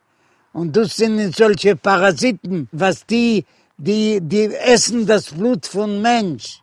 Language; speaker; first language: German; non-native, fluent; Yiddish